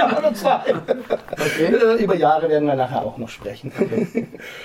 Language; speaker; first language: German; native; German